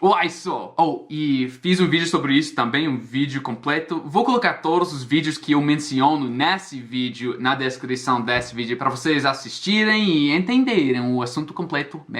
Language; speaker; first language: Portuguese; non-native, fluent; English